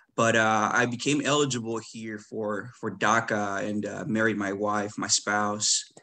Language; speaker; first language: English; early bilingual, other home language; Spanish